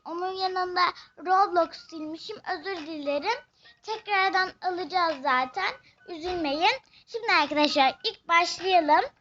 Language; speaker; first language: Turkish; native; Turkish